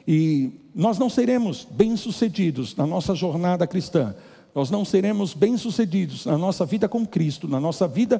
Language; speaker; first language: Portuguese; native; Portuguese